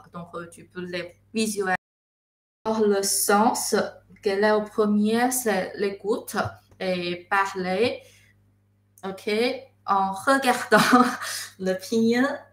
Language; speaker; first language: French; non-native, fluent; Chinese